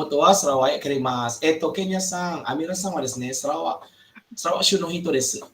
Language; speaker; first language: Japanese; non-native, fluent; Malay